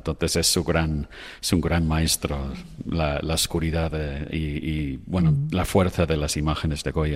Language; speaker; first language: Spanish; non-native, fluent; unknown